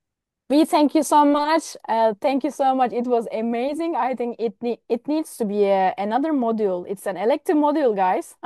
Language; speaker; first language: English; non-native, fluent; Turkish